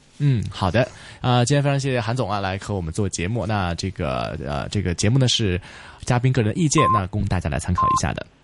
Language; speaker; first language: Chinese; non-native, local second language; Cantonese